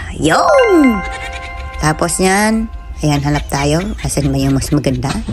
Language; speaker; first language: Filipino; non-native, local second language; Cebuano